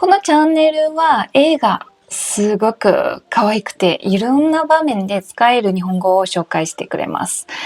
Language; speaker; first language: Japanese; non-native, fluent; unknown